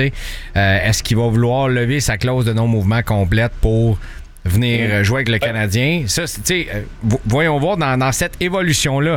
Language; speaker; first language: French; native; French